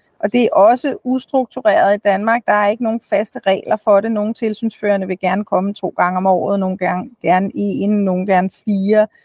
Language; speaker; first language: Danish; native; Danish